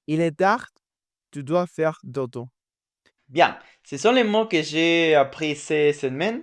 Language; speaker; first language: French; non-native, fluent; Spanish